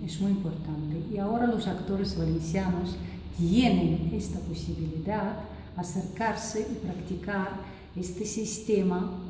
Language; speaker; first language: Spanish; non-native, fluent; Russian